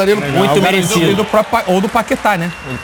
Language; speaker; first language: Portuguese; native; Portuguese